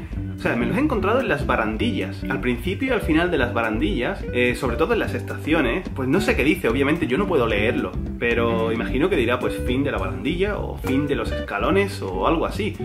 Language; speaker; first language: Spanish; native; Spanish